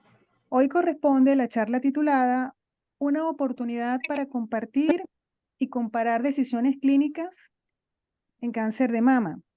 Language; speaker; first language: Spanish; native; Spanish